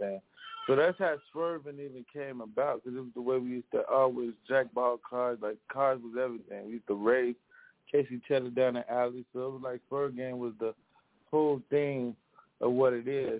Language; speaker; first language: English; native; English